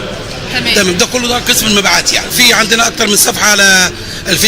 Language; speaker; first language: Arabic; native; Arabic